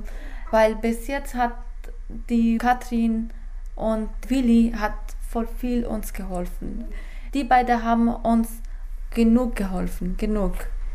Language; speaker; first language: German; non-native, fluent; Persian